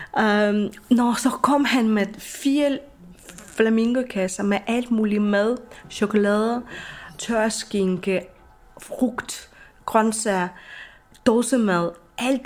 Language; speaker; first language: Danish; non-native, fluent; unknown